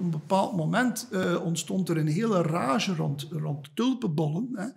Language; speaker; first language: Dutch; native; Dutch